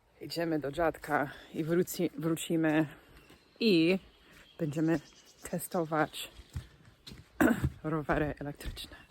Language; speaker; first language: Polish; non-native, learner; English